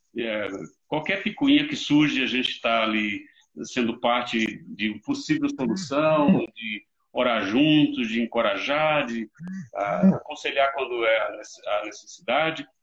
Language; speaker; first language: Portuguese; native; Portuguese